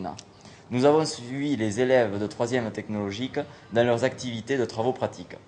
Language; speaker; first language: French; native; French